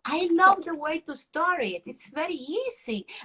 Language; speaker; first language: English; non-native, fluent; Spanish